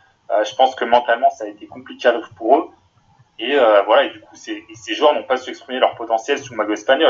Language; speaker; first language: French; native; French